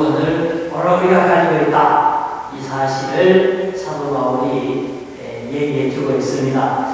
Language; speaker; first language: Korean; native; Korean